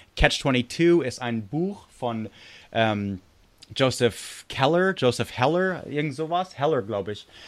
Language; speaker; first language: German; non-native, fluent; English